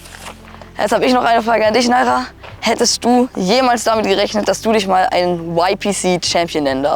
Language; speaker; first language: German; native; German